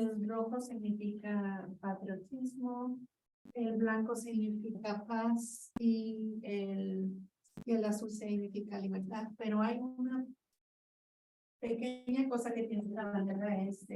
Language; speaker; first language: Spanish; early bilingual, heritage; Spanish